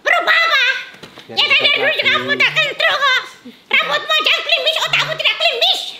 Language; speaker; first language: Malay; non-native, local second language; Javanese